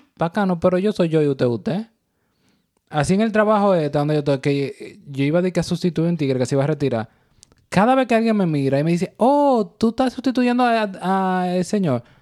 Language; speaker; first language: Spanish; native; Spanish